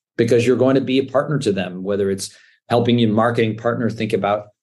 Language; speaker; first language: English; native; English